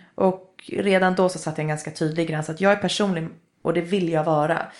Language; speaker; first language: Swedish; native; Swedish